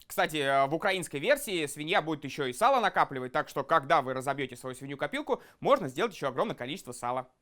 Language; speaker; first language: Russian; native; Russian